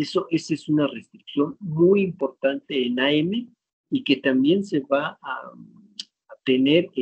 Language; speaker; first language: Spanish; native; Spanish